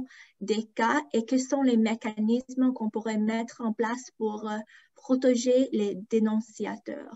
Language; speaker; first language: French; non-native, fluent; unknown